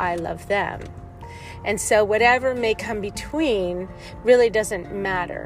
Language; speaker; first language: English; native; English